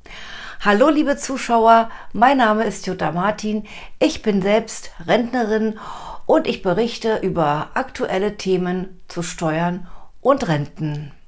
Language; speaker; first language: German; native; German